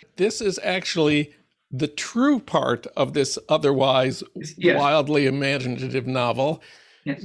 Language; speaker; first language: English; native; English